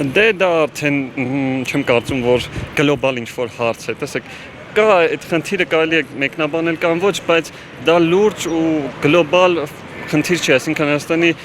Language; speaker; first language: Armenian; native; Armenian